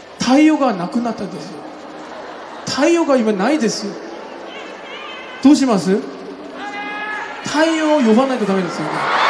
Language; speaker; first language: Japanese; non-native, fluent; Korean